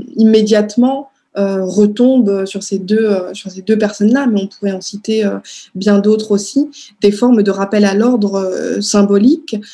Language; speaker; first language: French; native; French